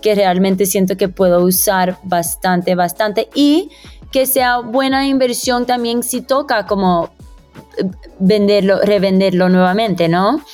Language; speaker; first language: Spanish; early bilingual, heritage; Spanish